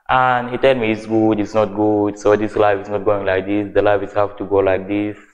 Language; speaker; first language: English; non-native, learner; Arabic